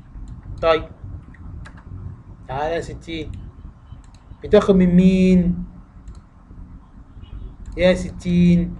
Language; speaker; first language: Arabic; native; Arabic